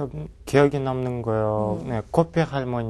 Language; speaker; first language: Korean; non-native, learner; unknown